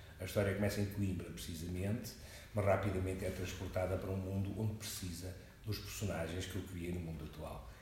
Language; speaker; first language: Portuguese; native; Portuguese